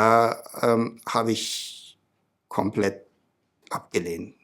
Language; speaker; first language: German; non-native, fluent; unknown